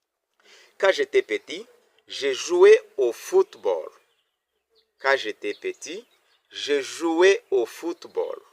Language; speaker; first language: French; non-native, local second language; Kinyarwanda